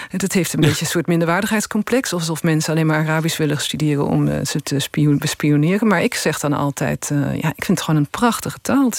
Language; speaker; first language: Dutch; native; Dutch